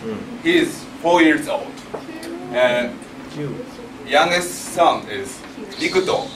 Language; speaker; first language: English; non-native, learner; Japanese